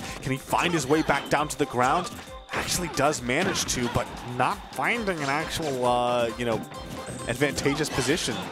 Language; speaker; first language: English; native; English